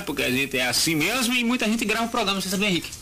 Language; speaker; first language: Portuguese; native; Portuguese